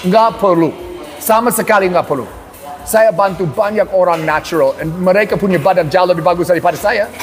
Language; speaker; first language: Indonesian; non-native, learner; English